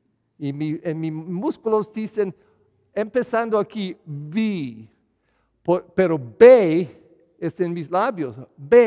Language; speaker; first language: Spanish; non-native, learner; English